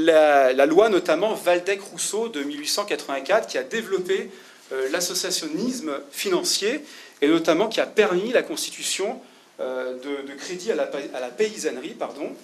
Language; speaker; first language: French; native; French